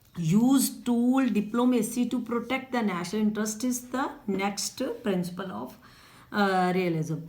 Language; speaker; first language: English; non-native, local second language; Punjabi